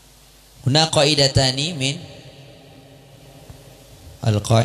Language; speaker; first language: Arabic; non-native, fluent; Indonesian